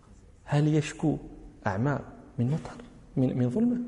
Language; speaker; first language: Arabic; native; Arabic